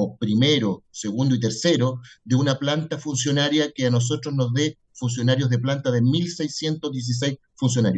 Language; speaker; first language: Spanish; native; Spanish